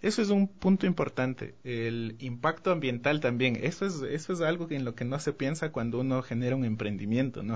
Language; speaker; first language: Spanish; native; Spanish